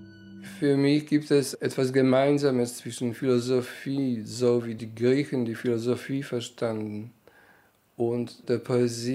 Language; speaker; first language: German; non-native, fluent; Polish